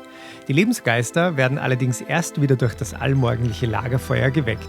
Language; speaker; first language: German; native; German